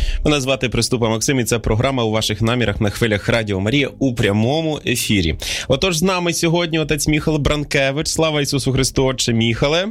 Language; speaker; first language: Ukrainian; native; Ukrainian